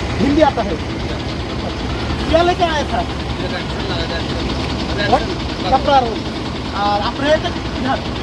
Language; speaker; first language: Hindi; non-native, learner; Bangla